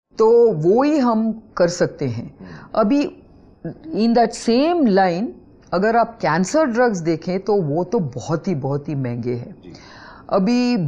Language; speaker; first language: Hindi; non-native, local second language; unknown